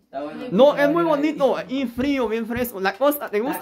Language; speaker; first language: Spanish; native; Spanish